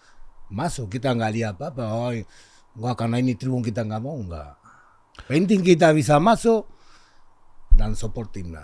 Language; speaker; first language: Indonesian; non-native, learner; Spanish